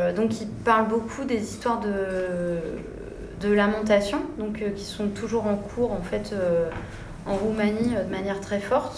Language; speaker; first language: French; native; French